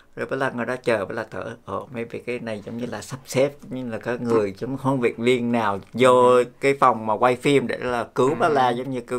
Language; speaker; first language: Vietnamese; early bilingual, heritage; Vietnamese